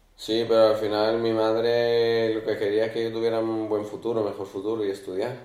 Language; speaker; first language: Spanish; early bilingual, other home language; Arabic